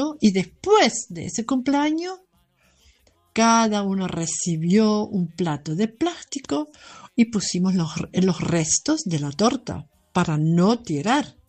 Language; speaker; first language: Spanish; non-native, learner; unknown